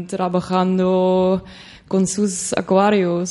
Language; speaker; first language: Spanish; non-native, learner; Dutch